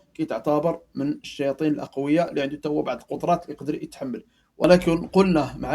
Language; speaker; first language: Arabic; native; Arabic